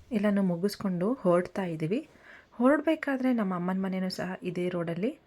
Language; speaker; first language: Kannada; native; Kannada